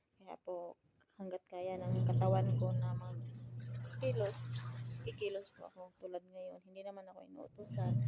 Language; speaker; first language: Filipino; non-native, local second language; Cebuano